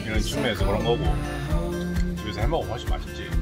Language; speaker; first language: Korean; native; Korean